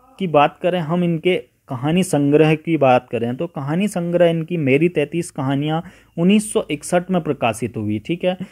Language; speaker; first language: Hindi; native; Hindi